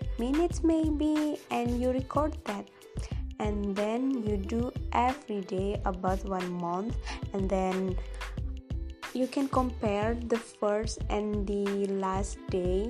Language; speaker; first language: English; non-native, local second language; Indonesian